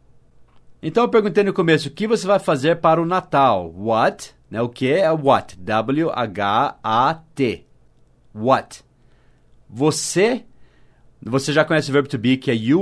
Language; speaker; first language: Portuguese; non-native, fluent; English